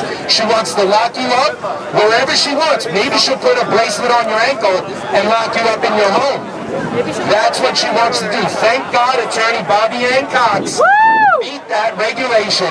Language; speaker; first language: English; native; English